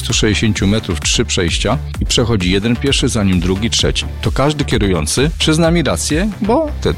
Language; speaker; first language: Polish; native; Polish